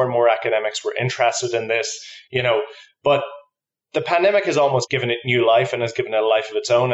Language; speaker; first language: English; native; English